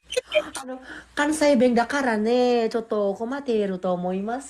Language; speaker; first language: Japanese; non-native, learner; Indonesian